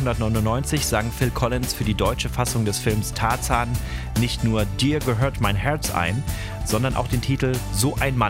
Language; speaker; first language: German; native; German